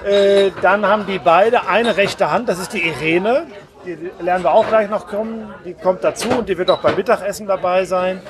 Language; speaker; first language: German; native; German